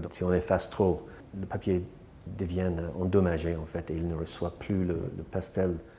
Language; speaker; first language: French; non-native, fluent; English